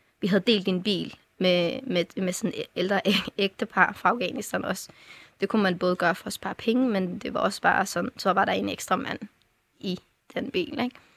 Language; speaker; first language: Danish; early bilingual, other home language; Persian